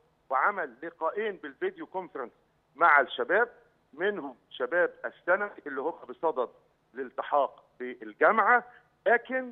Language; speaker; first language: Arabic; native; Arabic